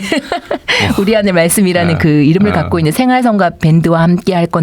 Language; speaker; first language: Korean; native; Korean